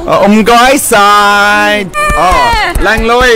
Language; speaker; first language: Cantonese; non-native, learner; English